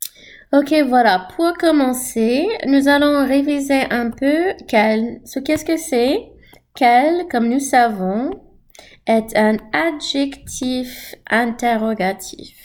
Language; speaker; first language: French; non-native, fluent; English